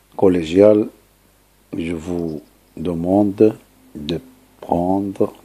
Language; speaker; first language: French; non-native, local second language; Arabic